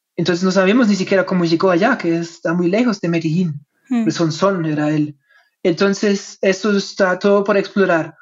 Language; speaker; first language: Spanish; non-native, fluent; German